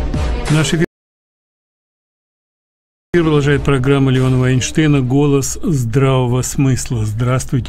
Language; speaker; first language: Russian; native; Russian